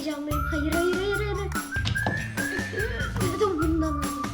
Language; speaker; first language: Turkish; early bilingual, heritage; Turkish